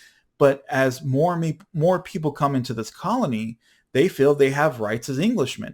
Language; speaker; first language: English; native; English